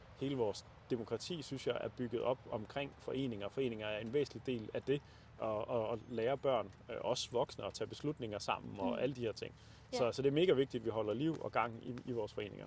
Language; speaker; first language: Danish; native; Danish